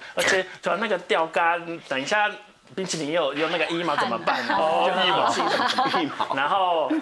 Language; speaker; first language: Chinese; non-native, fluent; Portuguese